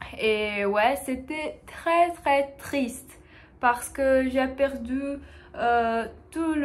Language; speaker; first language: French; non-native, learner; Portuguese